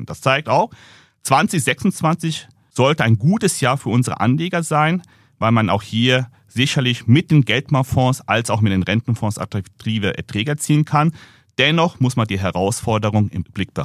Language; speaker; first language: German; native; German